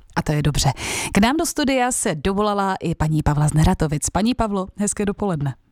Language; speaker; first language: Czech; native; Czech